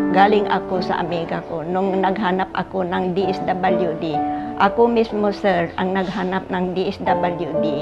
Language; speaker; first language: Filipino; non-native, local second language; Pangasinan